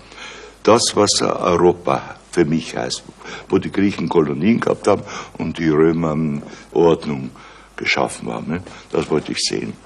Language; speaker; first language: German; native; German